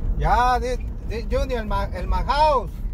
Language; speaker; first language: English; non-native, learner; Spanish